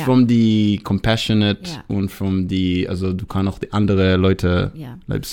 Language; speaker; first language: German; non-native, learner; Hebrew